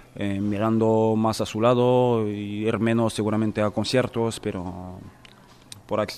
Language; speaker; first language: Spanish; non-native, fluent; French